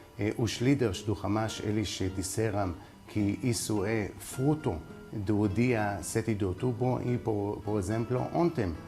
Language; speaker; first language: Portuguese; non-native, learner; Hebrew